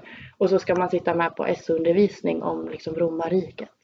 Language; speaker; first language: Swedish; native; Swedish